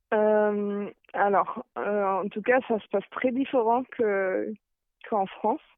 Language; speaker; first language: French; non-native, fluent; German